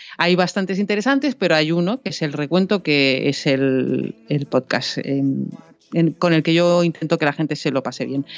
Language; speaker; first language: Spanish; native; Spanish